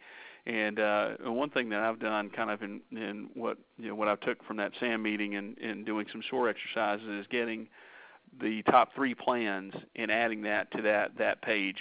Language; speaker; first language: English; native; English